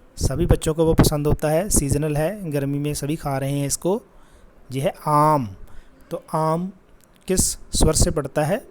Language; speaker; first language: Hindi; non-native, local second language; Punjabi